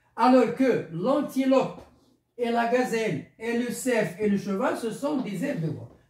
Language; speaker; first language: French; non-native, local second language; Arabic